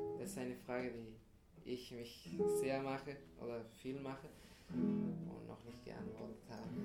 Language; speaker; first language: German; non-native, fluent; Spanish